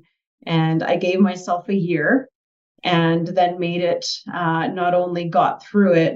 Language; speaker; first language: English; native; English